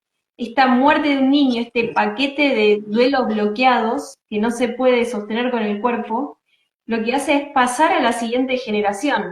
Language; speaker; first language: Spanish; native; Spanish